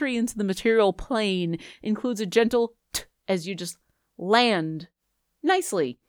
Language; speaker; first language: English; native; English